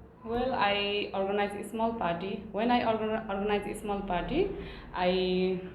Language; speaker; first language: English; non-native, learner; Nepali